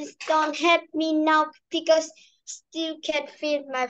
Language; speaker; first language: English; non-native, learner; Vietnamese